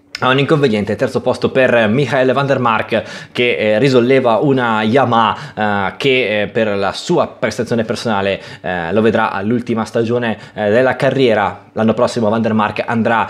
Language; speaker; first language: Italian; native; Italian